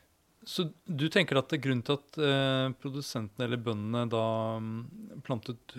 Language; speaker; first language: Norwegian; native; Norwegian